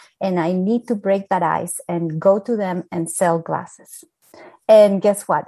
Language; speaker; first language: English; non-native, fluent; Spanish